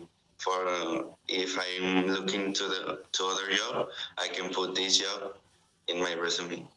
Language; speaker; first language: English; non-native, learner; Spanish